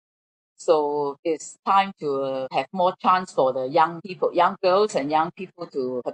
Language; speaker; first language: English; non-native, local second language; Cantonese